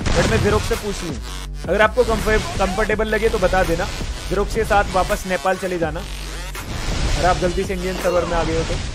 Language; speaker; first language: Hindi; native; Hindi